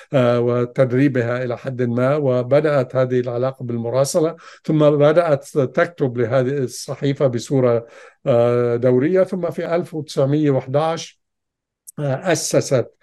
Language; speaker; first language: Arabic; native; Arabic